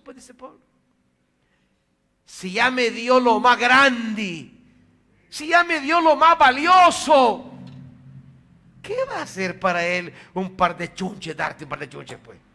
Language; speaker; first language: Spanish; native; Spanish